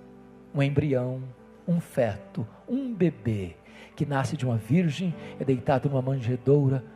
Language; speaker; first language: Portuguese; native; Portuguese